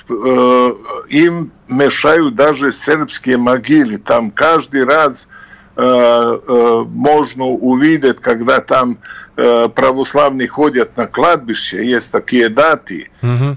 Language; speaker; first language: Russian; non-native, fluent; Serbian